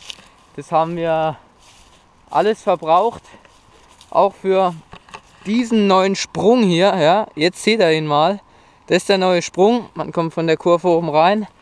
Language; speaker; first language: German; native; German